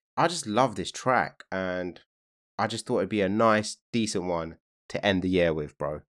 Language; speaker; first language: English; native; English